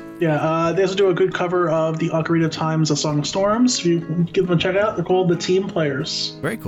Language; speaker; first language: English; native; English